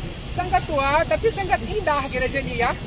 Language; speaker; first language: Indonesian; non-native, fluent; Portuguese